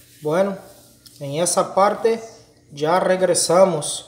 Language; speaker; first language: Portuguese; non-native, learner; Spanish